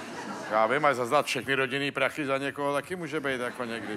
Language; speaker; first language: Czech; native; Czech